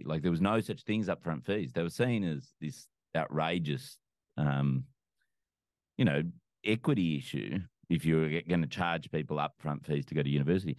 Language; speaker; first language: English; native; English